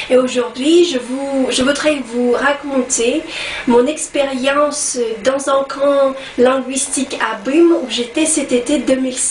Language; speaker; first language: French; non-native, learner; Russian